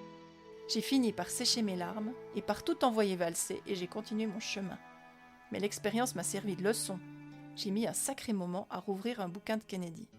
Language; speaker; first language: French; native; French